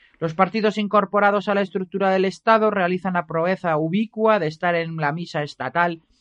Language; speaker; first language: Spanish; native; Spanish